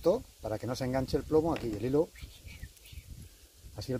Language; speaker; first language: Spanish; native; Spanish